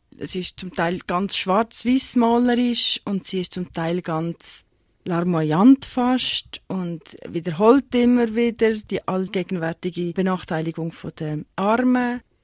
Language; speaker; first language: German; native; German